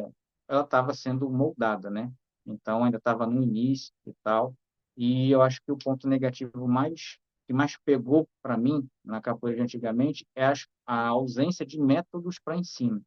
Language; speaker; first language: Portuguese; native; Portuguese